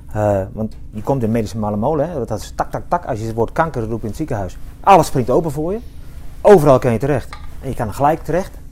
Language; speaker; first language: Dutch; native; Dutch